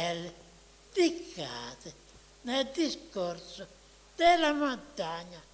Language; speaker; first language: Italian; non-native, fluent; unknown